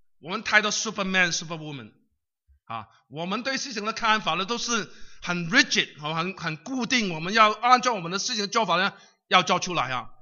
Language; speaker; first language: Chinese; non-native, local second language; Cantonese